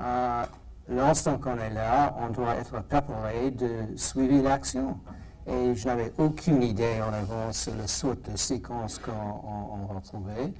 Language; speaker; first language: French; non-native, fluent; English